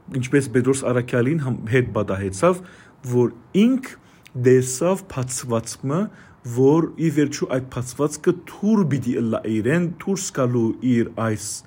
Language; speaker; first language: Armenian; native; Armenian